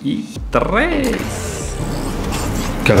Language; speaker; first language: Spanish; non-native, learner; Hindi